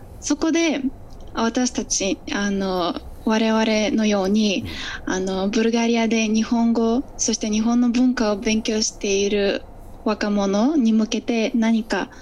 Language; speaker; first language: Japanese; non-native, fluent; Bulgarian